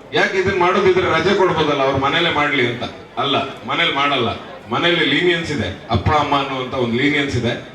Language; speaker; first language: Kannada; native; Kannada